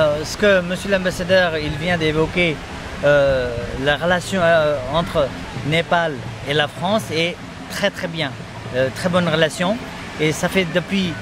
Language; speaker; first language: French; non-native, fluent; Nepali